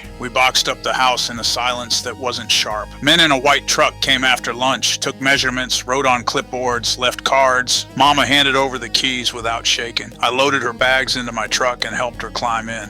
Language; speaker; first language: English; native; English